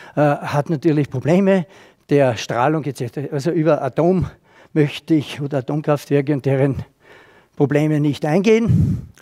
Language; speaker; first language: German; native; German